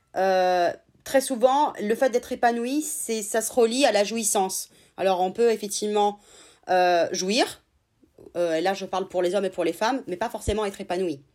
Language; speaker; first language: French; non-native, fluent; Italian